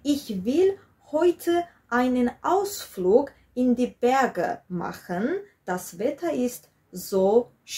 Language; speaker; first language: German; non-native, fluent; Georgian